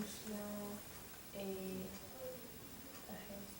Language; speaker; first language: French; non-native, learner; English